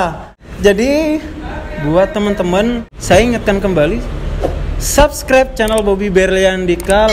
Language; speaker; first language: Indonesian; native; Indonesian